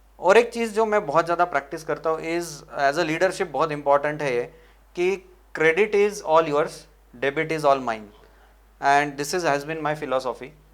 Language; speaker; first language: Hindi; non-native, local second language; Marwari